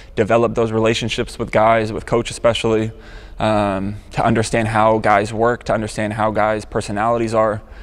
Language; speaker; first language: English; native; English